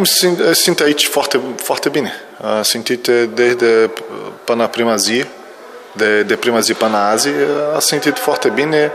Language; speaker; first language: Romanian; non-native, learner; Portuguese